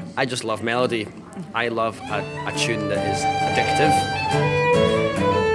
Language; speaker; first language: English; native; English